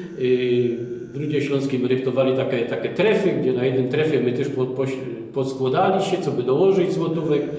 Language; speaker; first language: Polish; native; Polish